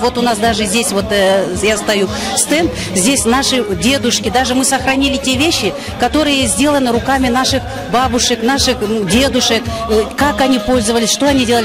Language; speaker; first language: Russian; native; Russian